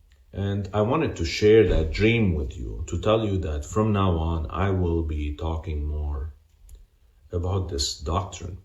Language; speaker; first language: English; non-native, fluent; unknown